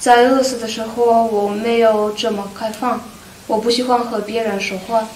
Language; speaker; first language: Chinese; non-native, fluent; Russian